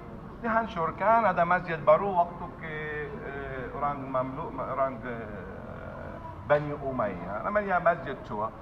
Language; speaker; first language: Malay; non-native, learner; Arabic